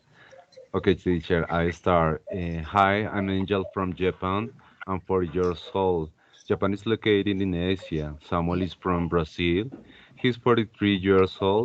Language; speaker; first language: English; non-native, learner; Spanish